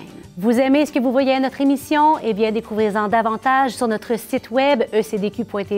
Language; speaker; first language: French; native; French